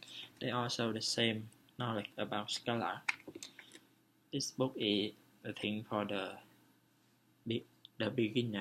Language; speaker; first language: English; non-native, learner; Vietnamese